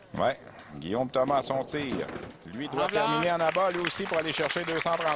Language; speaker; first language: French; native; French